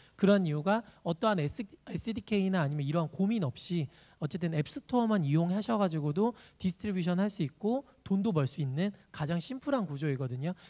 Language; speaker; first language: Korean; native; Korean